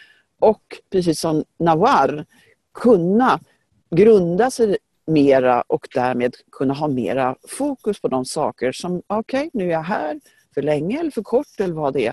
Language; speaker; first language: Swedish; native; Swedish